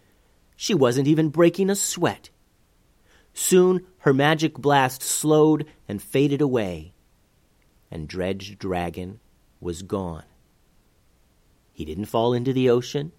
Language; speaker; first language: English; native; English